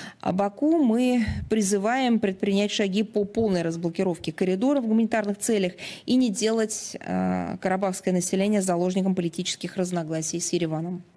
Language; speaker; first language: Russian; native; Russian